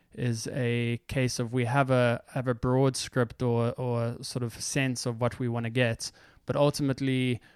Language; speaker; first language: English; native; English